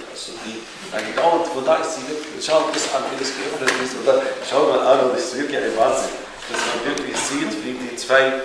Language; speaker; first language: German; non-native, fluent; Arabic